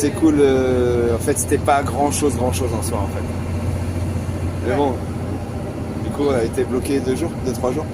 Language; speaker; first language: French; native; French